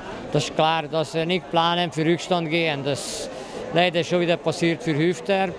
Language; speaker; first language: German; non-native, learner; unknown